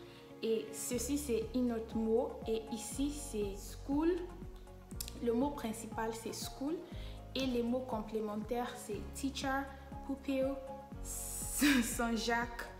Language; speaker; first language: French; non-native, fluent; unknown